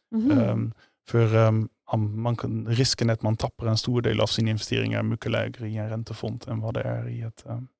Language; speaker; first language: Swedish; non-native, fluent; Dutch